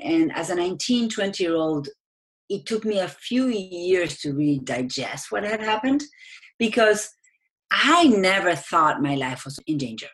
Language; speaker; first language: English; non-native, fluent; Spanish